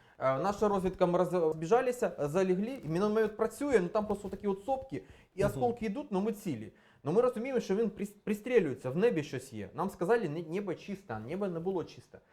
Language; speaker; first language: Ukrainian; non-native, local second language; Russian